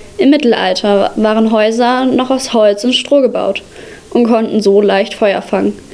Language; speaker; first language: German; early bilingual, other home language; Arabic